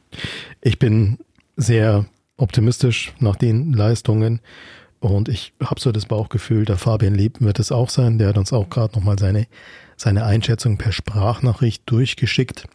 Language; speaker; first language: German; native; German